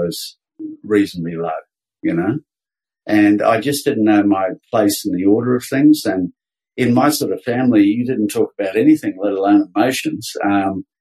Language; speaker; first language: English; native; English